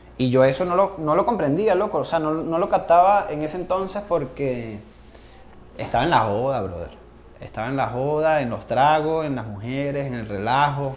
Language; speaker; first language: Spanish; native; Spanish